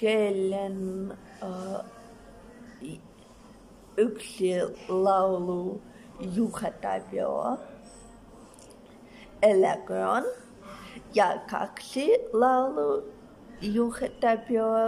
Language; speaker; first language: Finnish; non-native, learner; Russian